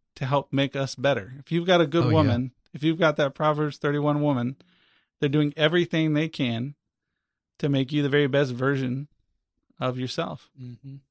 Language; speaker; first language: English; native; English